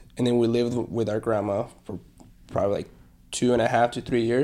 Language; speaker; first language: English; non-native, fluent; Spanish